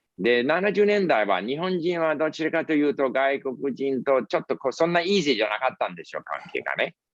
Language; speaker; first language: Japanese; non-native, fluent; English